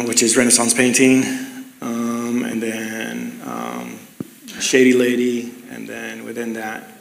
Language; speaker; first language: English; early bilingual, other home language; Spanish